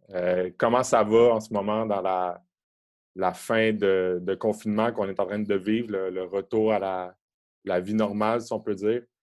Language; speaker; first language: French; native; French